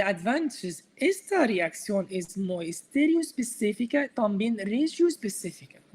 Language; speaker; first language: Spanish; non-native, learner; Arabic